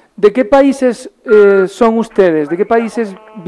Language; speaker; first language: Spanish; native; Spanish